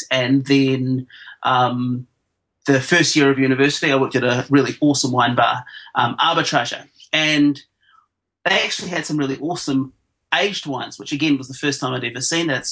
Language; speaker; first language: English; native; English